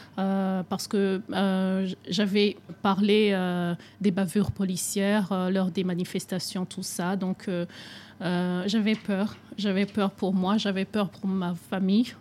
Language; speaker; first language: French; non-native, local second language; Rundi